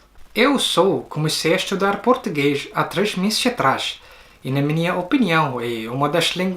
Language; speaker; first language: Portuguese; non-native, learner; Arabic